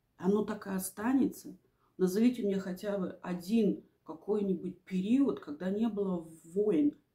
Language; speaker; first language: Russian; native; Russian